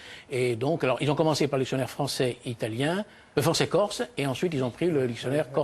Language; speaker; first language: French; native; French